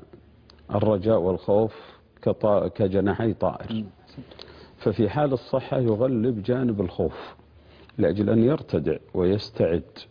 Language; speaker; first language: Arabic; native; Arabic